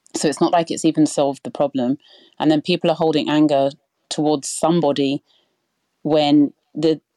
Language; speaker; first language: English; native; English